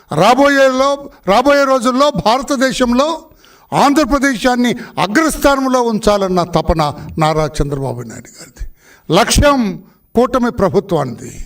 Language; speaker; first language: Telugu; native; Telugu